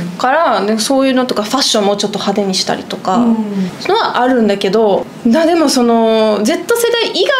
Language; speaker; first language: Japanese; non-native, fluent; German